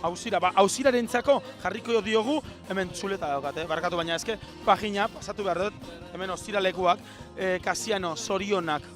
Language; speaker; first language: Basque; native; Basque